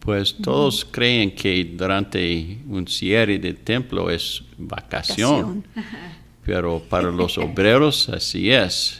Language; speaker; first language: Spanish; non-native, fluent; English